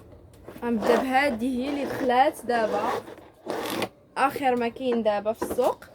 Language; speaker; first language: Arabic; native; Arabic